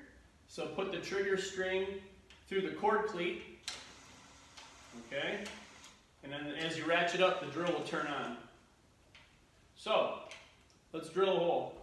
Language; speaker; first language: English; native; English